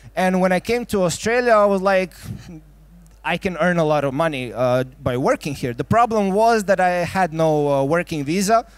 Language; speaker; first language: English; non-native, fluent; Croatian